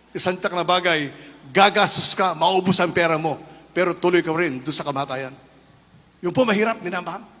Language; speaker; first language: Filipino; non-native, local second language; Iloko